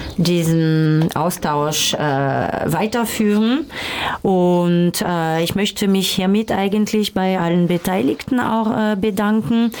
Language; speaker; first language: German; non-native, fluent; French